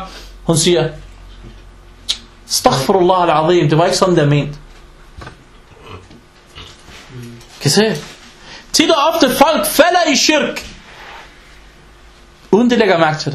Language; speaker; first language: Danish; non-native, fluent; Arabic